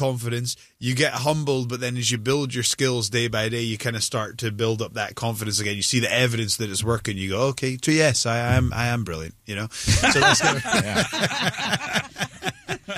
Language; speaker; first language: English; native; English